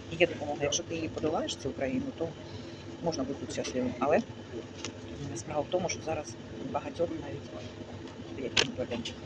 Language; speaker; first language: Ukrainian; native; Ukrainian